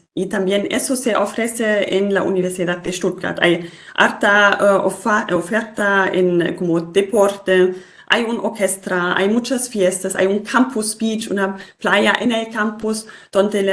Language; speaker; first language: Spanish; non-native, fluent; German